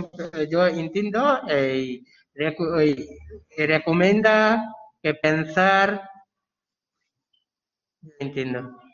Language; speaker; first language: Spanish; non-native, learner; Bangla